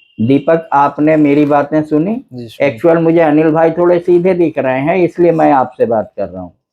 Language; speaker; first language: Hindi; native; Hindi